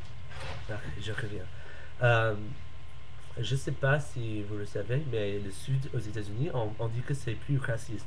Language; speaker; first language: French; non-native, learner; English